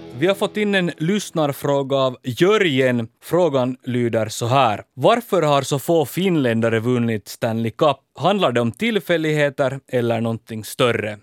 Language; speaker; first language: Swedish; native; Swedish